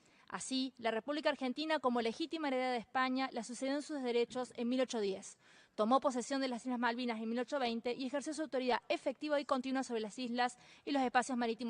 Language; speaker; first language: Spanish; native; Spanish